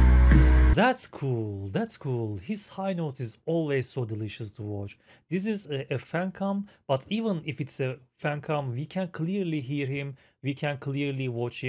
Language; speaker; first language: English; non-native, fluent; Turkish